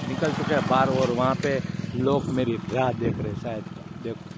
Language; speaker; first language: Hindi; non-native, local second language; Gujarati